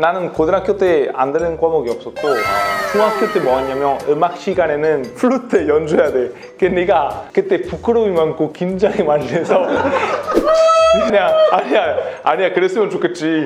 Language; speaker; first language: Korean; non-native, fluent; Italian